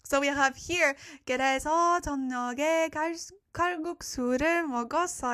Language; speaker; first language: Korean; non-native, fluent; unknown